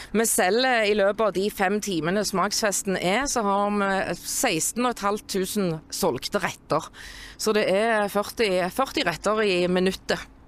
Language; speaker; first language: Norwegian; native; Norwegian